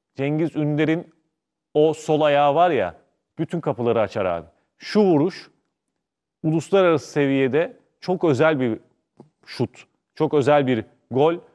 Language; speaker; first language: Turkish; native; Turkish